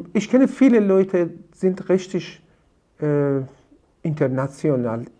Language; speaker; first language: German; non-native, learner; Persian